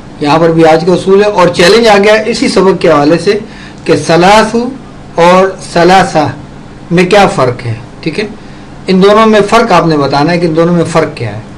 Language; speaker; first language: Urdu; native; Urdu